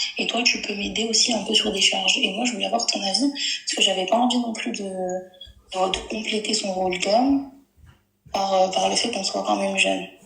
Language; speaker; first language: French; early bilingual, other home language; Arabic